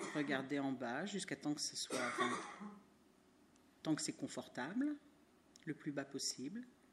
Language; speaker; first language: French; native; French